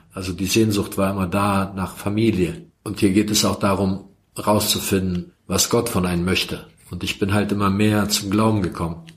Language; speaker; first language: German; early bilingual, other home language; Croatian